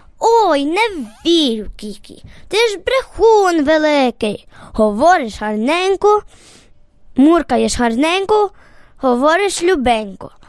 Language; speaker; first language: Ukrainian; native; Ukrainian